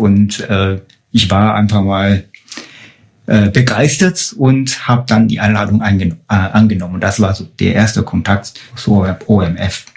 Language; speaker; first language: German; non-native, fluent; Chinese